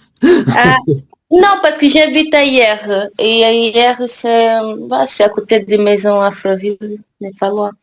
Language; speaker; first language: French; non-native, learner; Portuguese